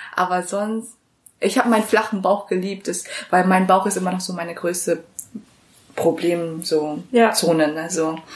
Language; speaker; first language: German; early bilingual, other home language; Vietnamese